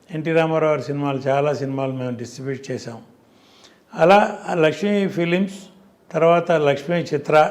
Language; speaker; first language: Telugu; native; Telugu